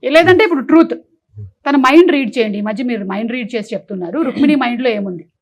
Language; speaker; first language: Telugu; non-native, local second language; Malayalam